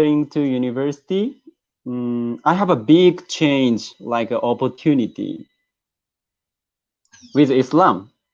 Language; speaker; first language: English; non-native, learner; Japanese